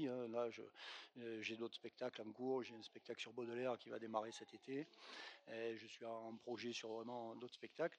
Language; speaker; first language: French; native; French